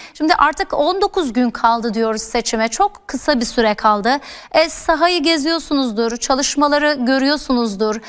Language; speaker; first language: Turkish; native; Turkish